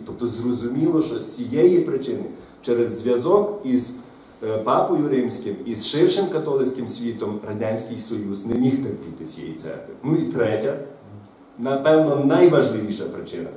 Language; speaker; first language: Ukrainian; native; Ukrainian